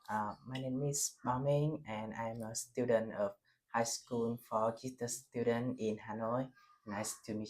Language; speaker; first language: English; non-native, learner; Vietnamese